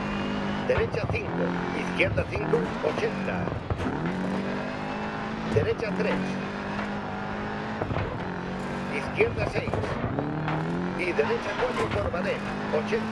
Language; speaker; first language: Spanish; native; Spanish